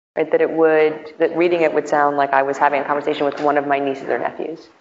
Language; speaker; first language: English; native; English